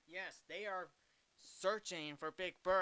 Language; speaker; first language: English; native; English